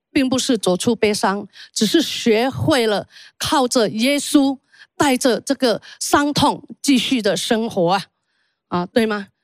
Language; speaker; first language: Chinese; early bilingual, heritage; Chinese